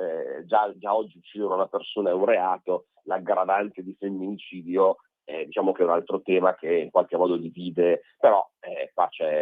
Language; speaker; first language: Italian; native; Italian